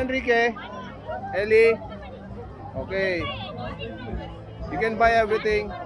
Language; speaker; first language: English; non-native, local second language; Filipino